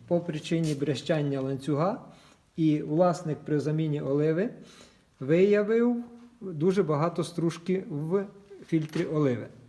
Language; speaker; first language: Ukrainian; native; Ukrainian